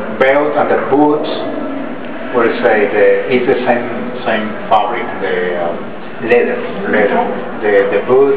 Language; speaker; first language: English; non-native, learner; Spanish